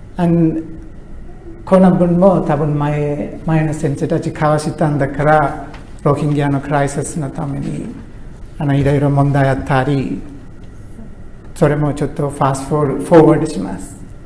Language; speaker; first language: Japanese; non-native, learner; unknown